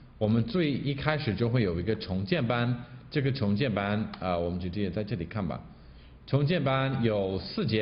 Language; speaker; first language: Chinese; non-native, fluent; English